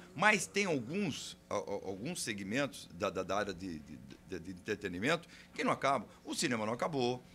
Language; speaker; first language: Portuguese; native; Portuguese